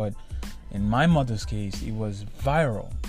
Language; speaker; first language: English; non-native, local second language; Igbo